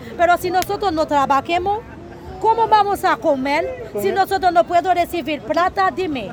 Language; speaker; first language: Spanish; non-native, learner; Haitian Creole